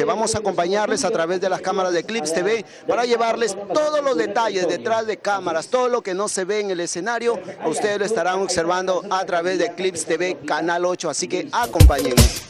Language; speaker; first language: Spanish; native; Spanish